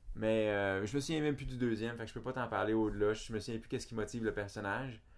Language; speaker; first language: French; native; French